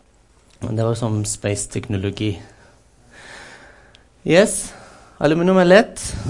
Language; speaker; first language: Norwegian; non-native, fluent; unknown